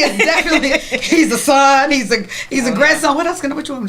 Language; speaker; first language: English; native; English